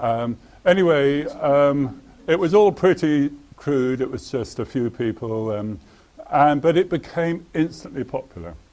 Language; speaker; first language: English; native; English